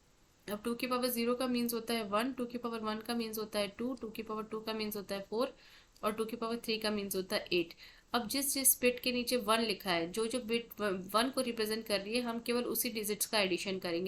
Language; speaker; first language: Hindi; native; Hindi